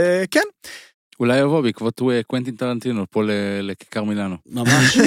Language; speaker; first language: Hebrew; native; Hebrew